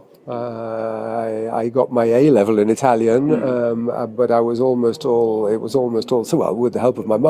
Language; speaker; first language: English; native; English